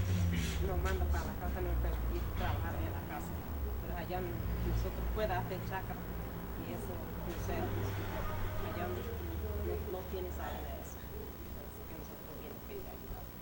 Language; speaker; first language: Spanish; non-native, local second language; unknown